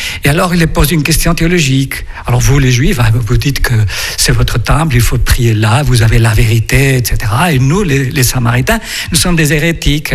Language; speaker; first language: French; non-native, fluent; Spanish